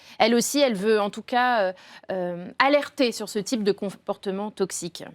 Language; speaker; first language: French; native; French